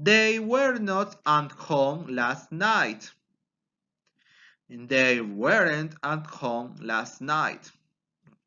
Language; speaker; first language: English; non-native, fluent; Spanish